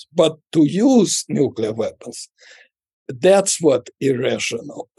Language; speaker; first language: English; non-native, fluent; Russian